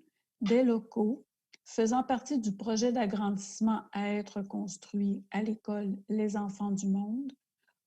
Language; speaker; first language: French; native; French